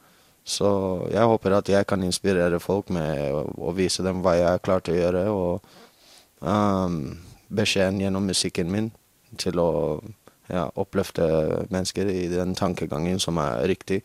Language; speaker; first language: Norwegian; non-native, fluent; English